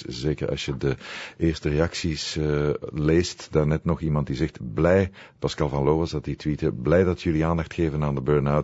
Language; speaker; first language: Dutch; native; Dutch